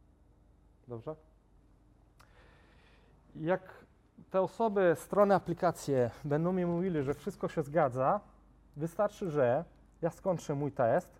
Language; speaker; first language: Polish; non-native, fluent; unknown